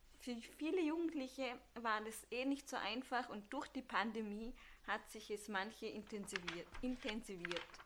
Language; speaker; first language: German; early bilingual, other home language; Turkish